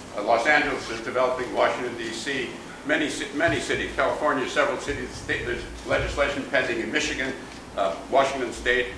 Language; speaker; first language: English; native; English